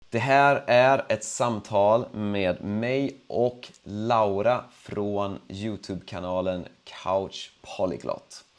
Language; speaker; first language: Swedish; native; Swedish